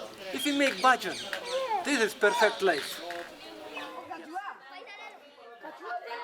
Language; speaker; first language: English; non-native, learner; Russian